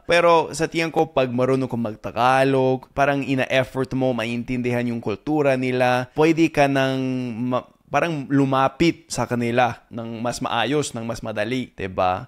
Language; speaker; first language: Filipino; non-native, fluent; English